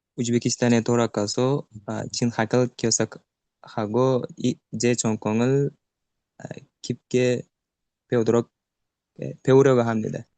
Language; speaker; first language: Korean; non-native, learner; Uzbek